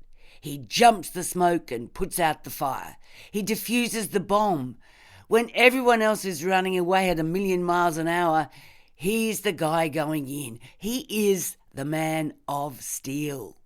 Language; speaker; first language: English; native; English